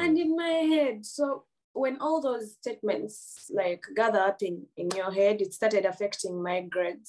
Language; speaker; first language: English; non-native, local second language; Ganda